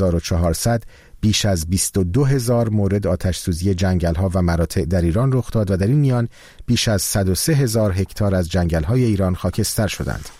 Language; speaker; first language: Persian; native; Persian